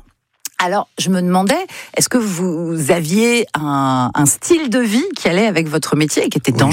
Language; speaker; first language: French; native; French